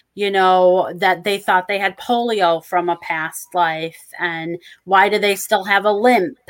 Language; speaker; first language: English; native; English